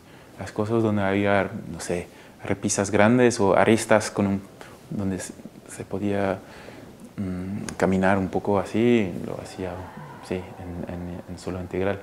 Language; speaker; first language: Spanish; early bilingual, heritage; Spanish